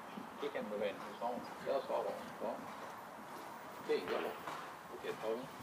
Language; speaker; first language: Swedish; native; Swedish